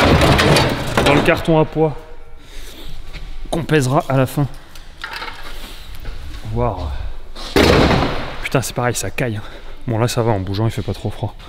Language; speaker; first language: French; native; French